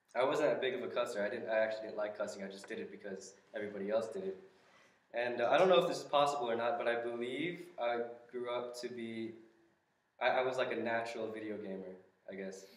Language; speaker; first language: English; native; English